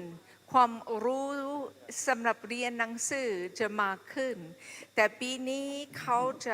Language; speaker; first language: Thai; non-native, fluent; English